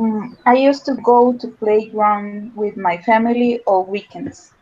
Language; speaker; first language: English; non-native, learner; Spanish